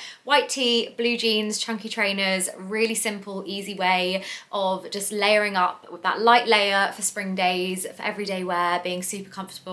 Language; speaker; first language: English; native; English